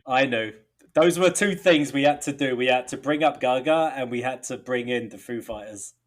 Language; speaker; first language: English; native; English